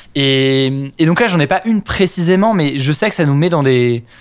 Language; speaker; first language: French; native; French